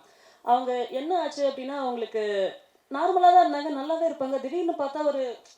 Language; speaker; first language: Tamil; native; Tamil